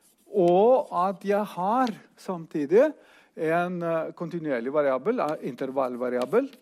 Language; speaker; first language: Norwegian; non-native, fluent; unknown